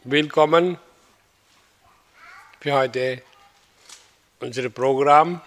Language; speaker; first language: German; non-native, fluent; Hindi